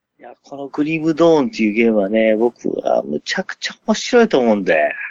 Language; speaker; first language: Japanese; native; Japanese